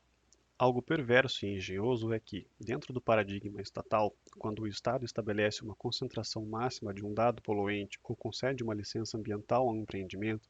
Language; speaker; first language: Portuguese; native; Portuguese